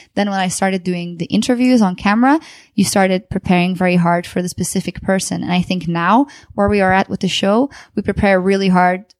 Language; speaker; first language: English; non-native, fluent; Dutch